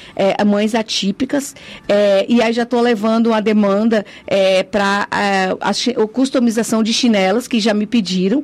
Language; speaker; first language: Portuguese; native; Portuguese